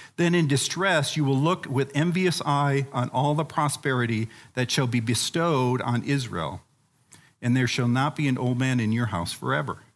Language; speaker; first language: English; native; English